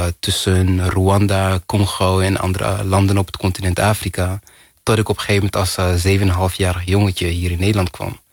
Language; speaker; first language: Dutch; early bilingual, other home language; Kinyarwanda